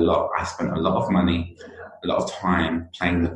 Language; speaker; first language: English; native; English